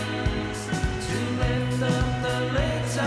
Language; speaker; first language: English; native; English